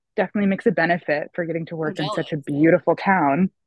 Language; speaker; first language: English; native; English